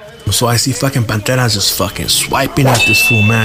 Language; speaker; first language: English; early bilingual, other home language; Spanish